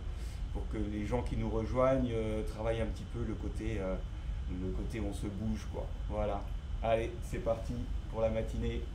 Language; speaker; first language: French; native; French